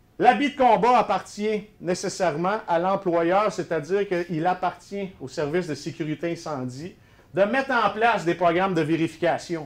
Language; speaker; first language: French; native; French